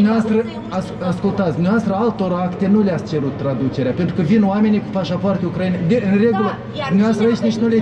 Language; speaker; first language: Romanian; native; Romanian